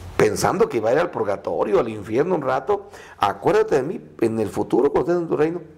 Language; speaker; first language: Spanish; non-native, local second language; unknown